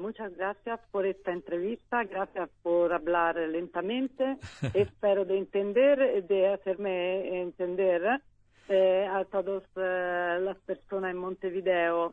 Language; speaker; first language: Spanish; non-native, learner; Italian